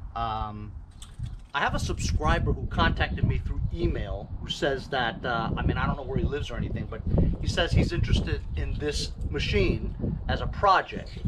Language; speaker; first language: English; native; English